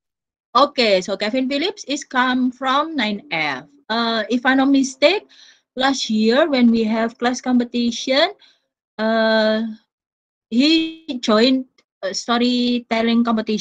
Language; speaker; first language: English; non-native, fluent; Indonesian